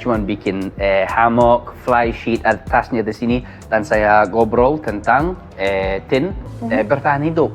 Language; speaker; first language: Indonesian; non-native, learner; English